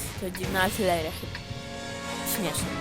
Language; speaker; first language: Polish; native; Polish